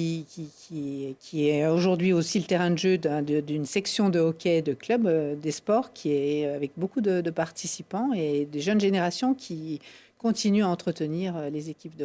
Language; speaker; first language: French; native; French